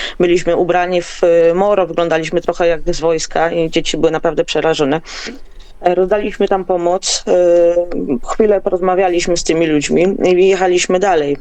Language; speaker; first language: Polish; native; Polish